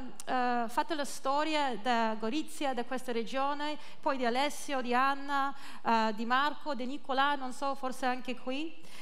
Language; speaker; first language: Italian; non-native, learner; English